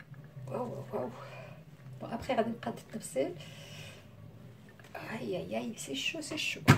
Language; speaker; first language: Arabic; native; Arabic